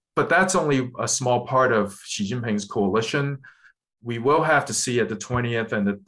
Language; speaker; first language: English; non-native, local second language; Cantonese